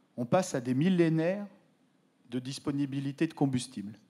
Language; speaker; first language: French; native; French